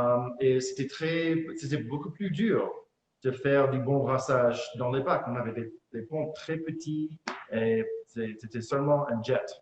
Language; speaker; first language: French; non-native, fluent; English